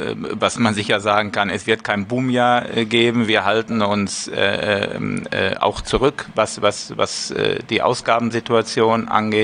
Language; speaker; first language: German; native; German